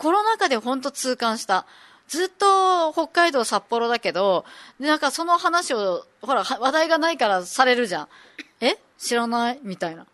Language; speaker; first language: Japanese; native; Japanese